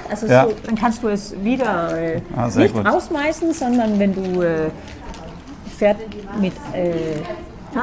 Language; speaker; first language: German; non-native, fluent; Danish